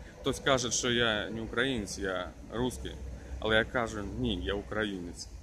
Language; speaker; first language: Ukrainian; non-native, local second language; Russian